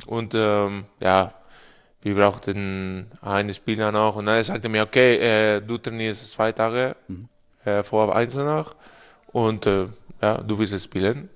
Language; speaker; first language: German; non-native, learner; Spanish